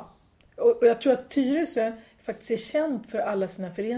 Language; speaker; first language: Swedish; native; Swedish